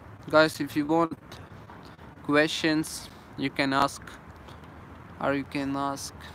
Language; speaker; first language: English; non-native, learner; Russian